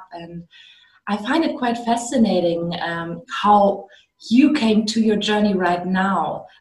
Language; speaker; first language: English; non-native, fluent; German